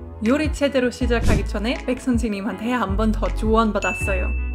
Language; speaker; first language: Korean; non-native, fluent; German